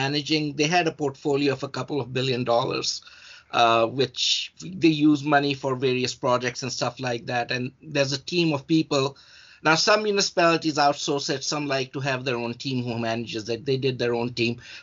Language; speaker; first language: English; non-native, local second language; Urdu